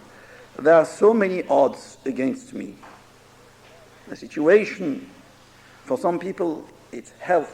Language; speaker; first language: English; non-native, fluent; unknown